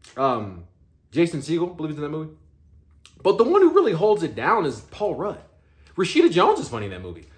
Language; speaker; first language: English; native; English